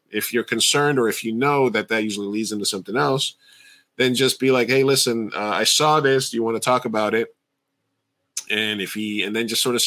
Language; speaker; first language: English; native; English